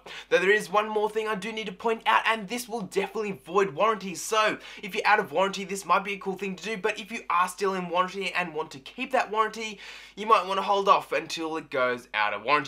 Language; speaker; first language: English; native; English